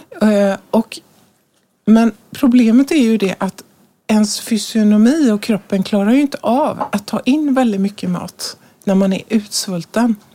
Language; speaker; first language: Swedish; native; Swedish